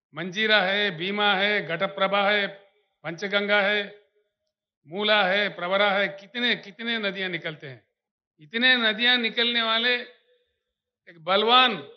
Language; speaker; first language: Hindi; non-native, local second language; Telugu